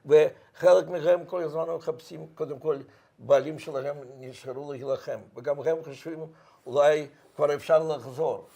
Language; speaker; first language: Hebrew; non-native, fluent; Russian